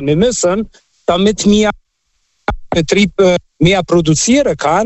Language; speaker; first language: German; non-native, fluent; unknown